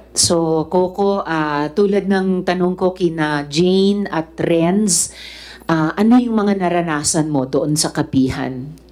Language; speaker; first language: Filipino; non-native, local second language; Cebuano